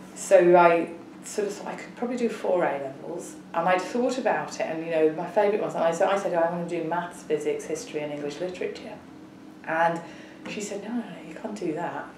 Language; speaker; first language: English; native; English